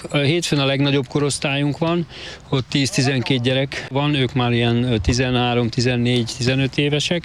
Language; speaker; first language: Hungarian; native; Hungarian